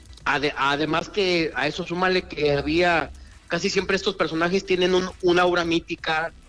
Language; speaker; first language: Spanish; native; Spanish